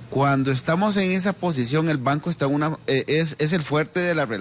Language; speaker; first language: Spanish; native; Spanish